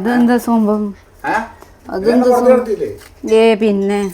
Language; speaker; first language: Malayalam; non-native, fluent; Nepali